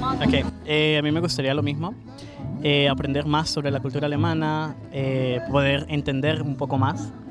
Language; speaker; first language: Spanish; native; Spanish